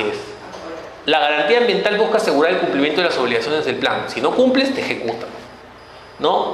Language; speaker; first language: Spanish; native; Spanish